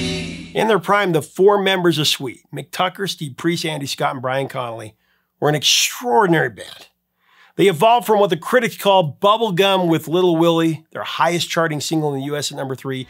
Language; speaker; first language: English; native; English